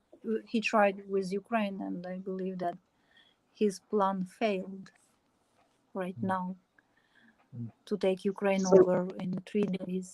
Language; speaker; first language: English; non-native, learner; Ukrainian